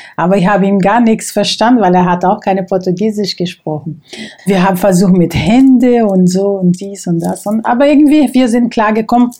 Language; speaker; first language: German; non-native, fluent; Portuguese